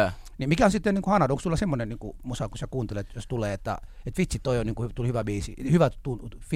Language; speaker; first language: Finnish; early bilingual, other home language; Somali